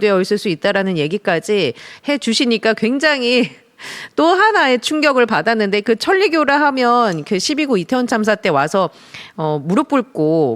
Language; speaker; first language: Korean; native; Korean